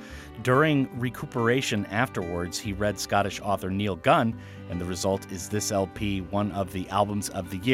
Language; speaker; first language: English; native; English